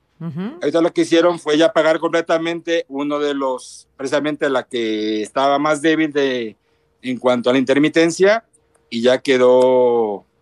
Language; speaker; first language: Spanish; native; Spanish